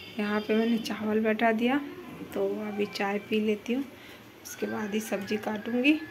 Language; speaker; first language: Hindi; non-native, local second language; Bangla